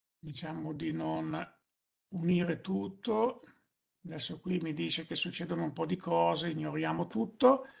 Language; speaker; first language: Italian; native; Italian